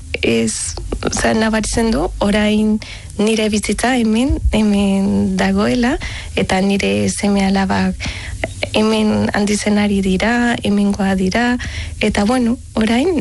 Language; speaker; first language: Basque; non-native, learner; Spanish